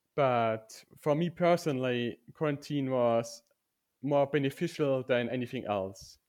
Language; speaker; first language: English; non-native, fluent; German